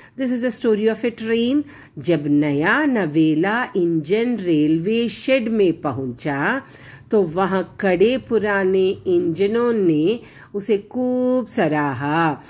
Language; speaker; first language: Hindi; non-native, local second language; Telugu